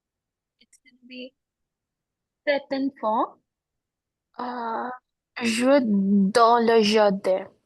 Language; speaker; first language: French; non-native, learner; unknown